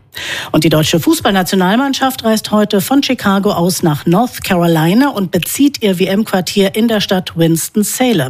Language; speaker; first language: German; native; German